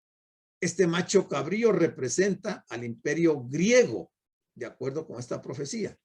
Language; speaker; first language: Spanish; native; Spanish